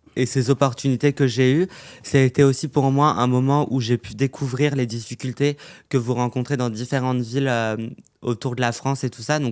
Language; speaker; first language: French; native; French